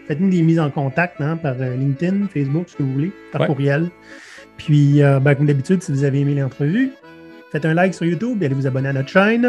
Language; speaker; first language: French; native; French